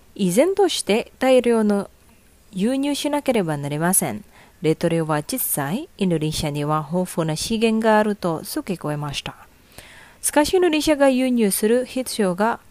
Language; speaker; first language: Japanese; non-native, fluent; Indonesian